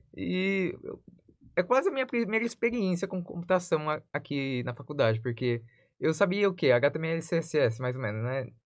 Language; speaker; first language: Portuguese; native; Portuguese